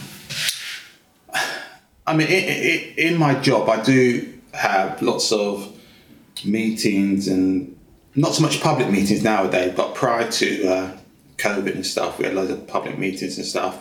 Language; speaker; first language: English; native; English